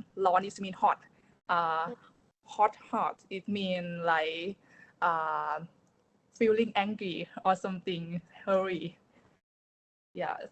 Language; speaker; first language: English; non-native, learner; Thai